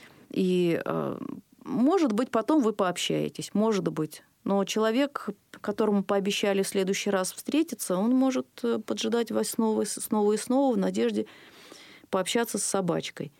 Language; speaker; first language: Russian; native; Russian